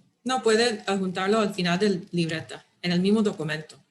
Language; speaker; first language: Spanish; non-native, fluent; English